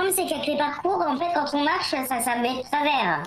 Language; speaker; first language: French; native; French